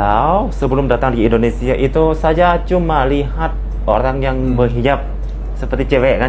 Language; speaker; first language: Indonesian; non-native, fluent; Lao